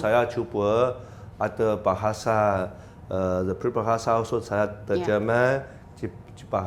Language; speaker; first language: Indonesian; non-native, learner; Chinese